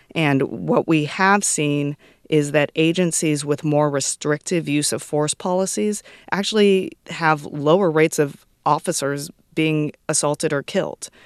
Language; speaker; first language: English; native; English